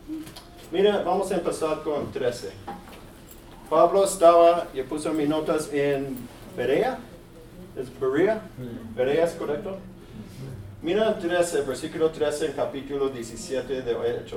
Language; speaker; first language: Spanish; early bilingual, heritage; English